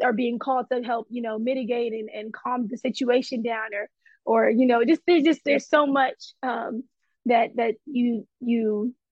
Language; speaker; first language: English; native; English